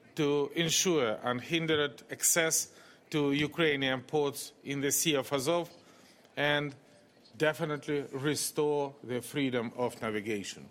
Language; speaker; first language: English; non-native, fluent; Russian